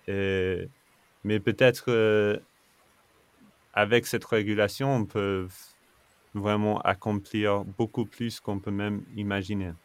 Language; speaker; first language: French; non-native, fluent; English